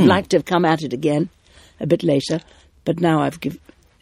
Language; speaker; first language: English; native; English